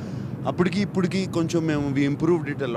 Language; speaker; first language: Telugu; native; Telugu